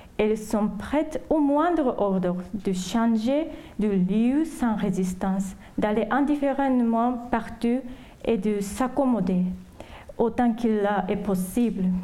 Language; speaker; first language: French; non-native, fluent; Japanese